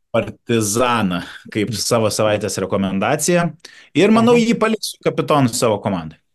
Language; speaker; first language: Lithuanian; native; Lithuanian